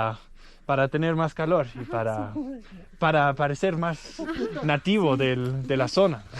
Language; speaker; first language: Spanish; non-native, learner; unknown